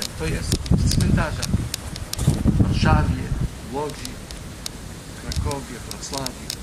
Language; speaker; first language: Polish; non-native, fluent; Hebrew